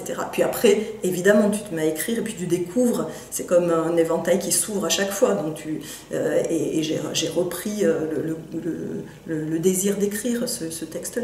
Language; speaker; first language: French; native; French